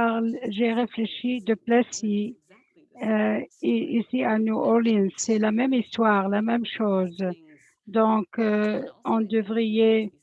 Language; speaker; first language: French; non-native, fluent; English